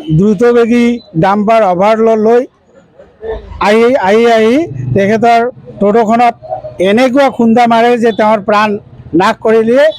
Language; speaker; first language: Assamese; non-native, local second language; Bangla